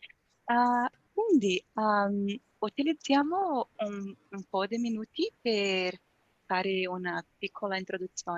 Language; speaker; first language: Italian; non-native, learner; Portuguese